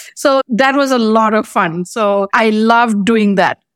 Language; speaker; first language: English; non-native, local second language; Bangla